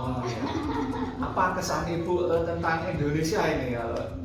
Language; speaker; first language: Indonesian; native; Indonesian